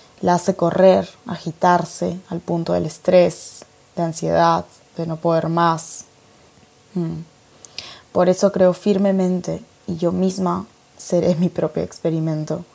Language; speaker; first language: Spanish; native; Spanish